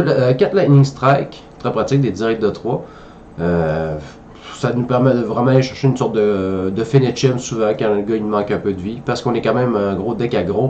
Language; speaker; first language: French; native; French